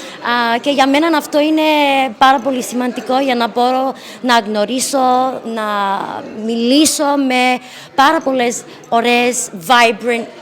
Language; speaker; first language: Greek; early bilingual, heritage; English